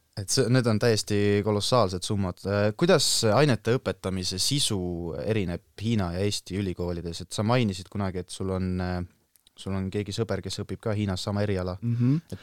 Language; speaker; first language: Estonian; native; Estonian